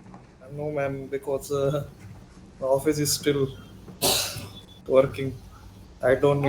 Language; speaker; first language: English; non-native, learner; Hindi